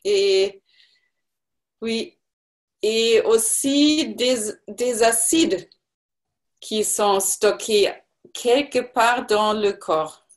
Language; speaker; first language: French; non-native, learner; German